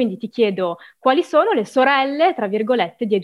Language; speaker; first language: Italian; native; Italian